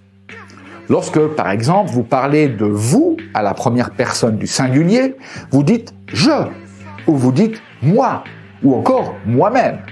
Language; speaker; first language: French; native; French